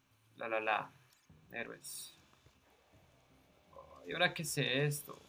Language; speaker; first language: Spanish; native; Spanish